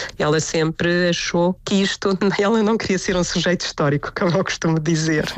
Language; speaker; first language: Portuguese; native; Portuguese